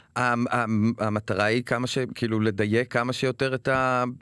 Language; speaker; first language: Hebrew; native; Hebrew